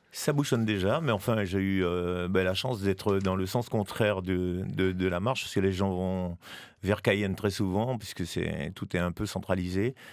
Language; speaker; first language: French; native; French